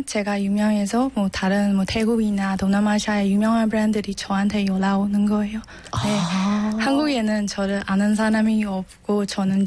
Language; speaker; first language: Korean; non-native, fluent; Burmese